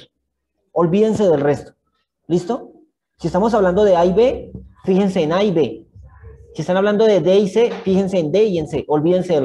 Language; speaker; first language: Spanish; native; Spanish